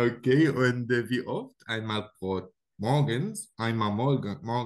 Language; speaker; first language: German; non-native, learner; Arabic